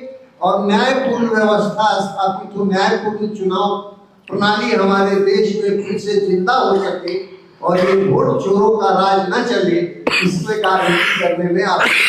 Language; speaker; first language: Hindi; native; Hindi